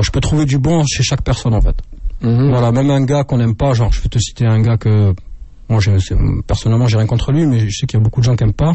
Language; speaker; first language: French; native; French